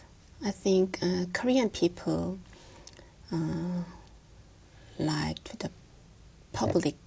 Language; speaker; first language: English; non-native, learner; Korean